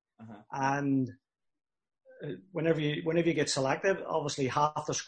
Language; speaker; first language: English; native; English